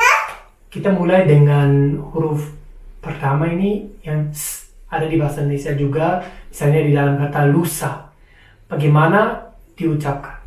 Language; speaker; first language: Indonesian; non-native, fluent; German